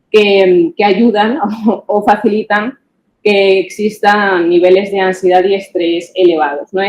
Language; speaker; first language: Spanish; native; Spanish